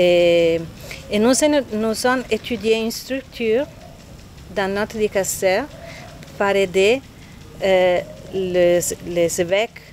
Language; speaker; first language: French; non-native, fluent; Italian